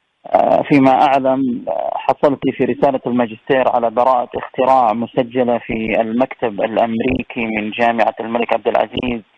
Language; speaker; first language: Arabic; native; Arabic